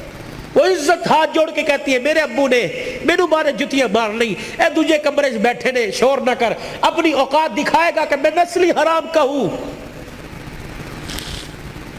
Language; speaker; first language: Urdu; non-native, local second language; Punjabi